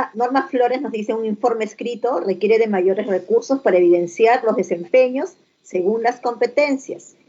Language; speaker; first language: Spanish; native; Spanish